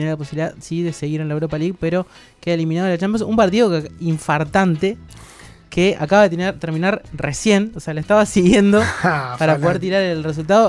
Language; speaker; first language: Spanish; native; Spanish